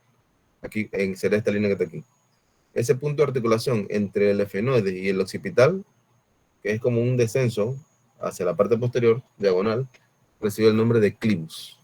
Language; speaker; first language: Spanish; native; Spanish